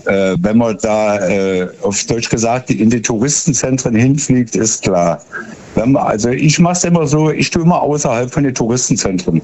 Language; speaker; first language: German; native; German